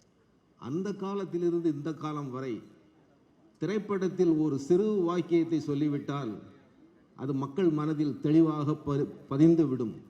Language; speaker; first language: Tamil; native; Tamil